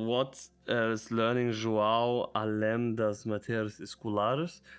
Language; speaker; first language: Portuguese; non-native, learner; German